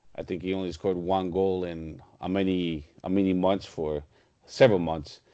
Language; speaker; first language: English; non-native, fluent; Portuguese